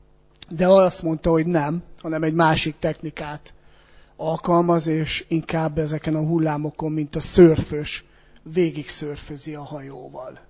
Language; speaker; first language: Hungarian; native; Hungarian